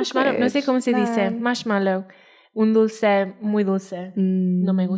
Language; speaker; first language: Spanish; non-native, fluent; Welsh